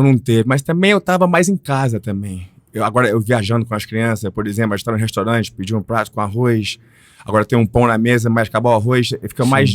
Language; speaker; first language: Portuguese; early bilingual, heritage; Portuguese